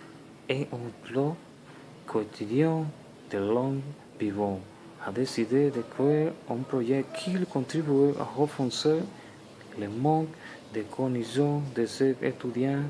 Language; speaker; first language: French; non-native, learner; Spanish